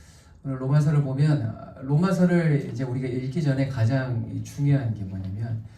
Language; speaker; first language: Korean; native; Korean